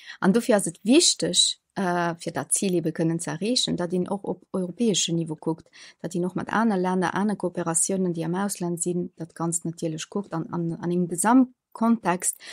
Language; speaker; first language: Luxembourgish; early bilingual, other home language; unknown